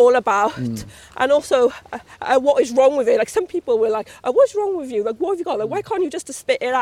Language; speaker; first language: English; native; English